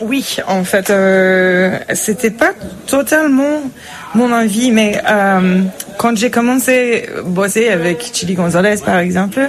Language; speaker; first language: French; non-native, fluent; English